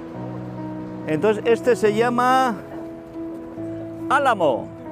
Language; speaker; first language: Spanish; non-native, local second language; Basque